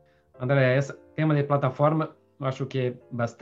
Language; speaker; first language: Spanish; non-native, fluent; Portuguese